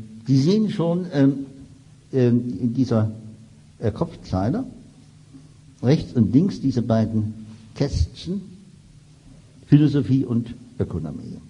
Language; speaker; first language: German; native; German